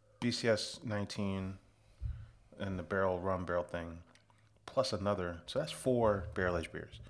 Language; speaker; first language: English; native; English